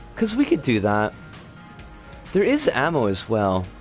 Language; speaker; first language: English; native; English